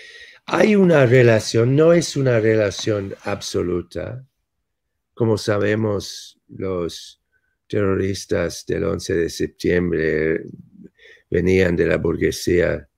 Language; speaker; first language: Spanish; non-native, fluent; English